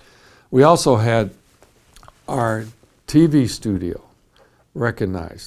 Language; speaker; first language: English; native; English